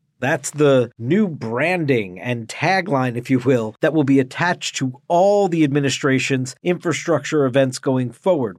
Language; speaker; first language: English; native; English